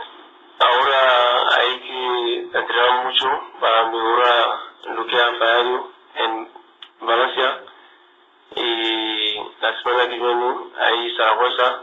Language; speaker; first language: Spanish; non-native, learner; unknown